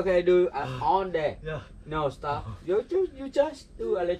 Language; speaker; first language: English; non-native, learner; Vietnamese